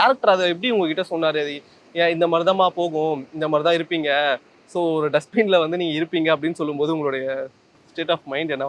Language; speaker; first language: Tamil; native; Tamil